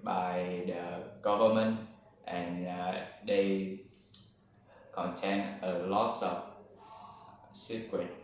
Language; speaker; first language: English; non-native, learner; Vietnamese